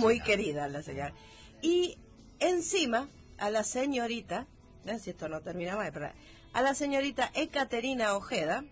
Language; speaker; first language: Spanish; native; Spanish